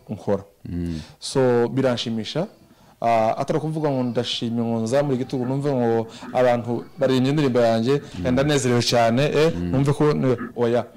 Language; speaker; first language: Kinyarwanda; native; Kinyarwanda